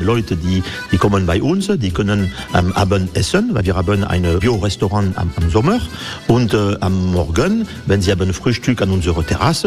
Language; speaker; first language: German; non-native, learner; French